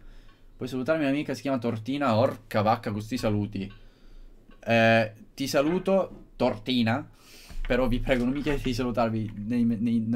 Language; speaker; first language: Italian; native; Italian